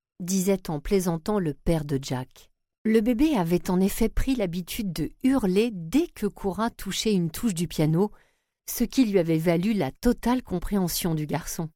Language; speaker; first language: French; native; French